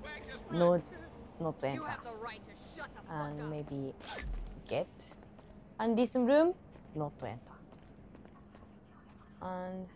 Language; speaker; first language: English; non-native, learner; Japanese